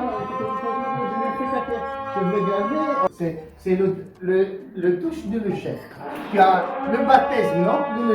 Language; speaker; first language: French; non-native, fluent; Italian